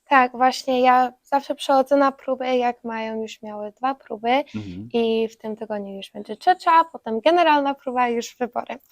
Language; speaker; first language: Polish; early bilingual, heritage; Polish